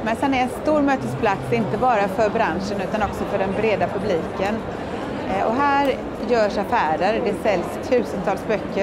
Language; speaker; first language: Swedish; native; Swedish